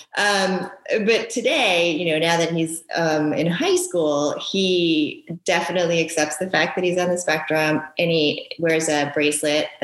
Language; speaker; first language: English; early bilingual, other home language; Japanese